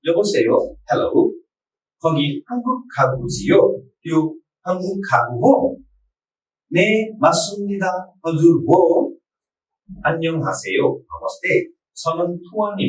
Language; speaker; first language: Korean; non-native, fluent; Nepali